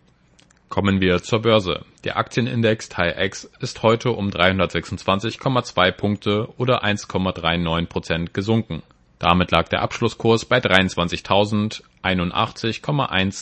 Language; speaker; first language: German; native; German